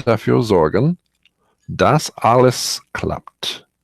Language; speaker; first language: German; non-native, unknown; English